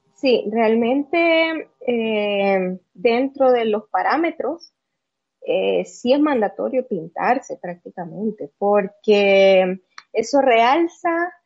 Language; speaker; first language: Spanish; native; Spanish